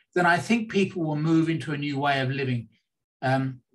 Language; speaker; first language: English; native; English